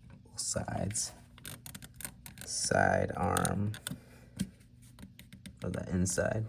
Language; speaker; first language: English; native; English